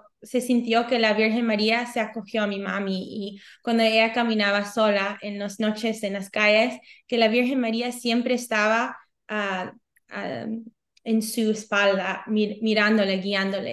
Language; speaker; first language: Spanish; early bilingual, heritage; Spanish